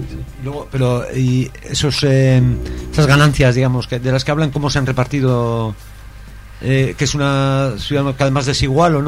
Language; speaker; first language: Spanish; native; Spanish